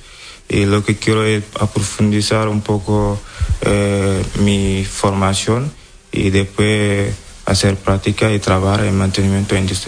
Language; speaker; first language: Spanish; non-native, learner; Wolof